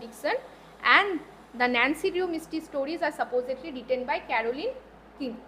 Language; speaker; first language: English; non-native, local second language; Bangla